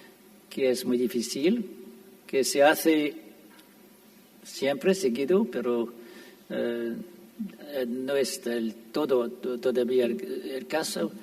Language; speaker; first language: Spanish; non-native, fluent; French